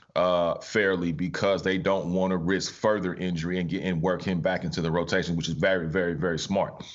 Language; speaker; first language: English; native; English